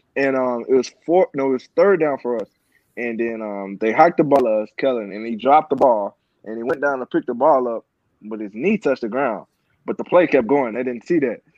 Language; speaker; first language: English; native; English